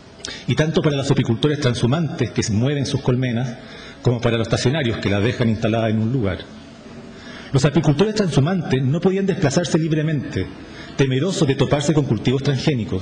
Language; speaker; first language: Spanish; native; Spanish